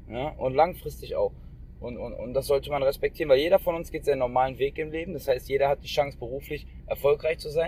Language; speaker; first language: German; native; German